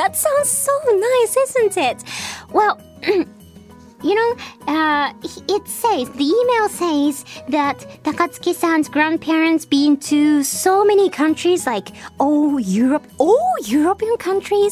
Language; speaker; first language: English; non-native, fluent; Japanese